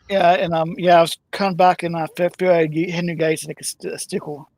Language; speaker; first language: English; native; English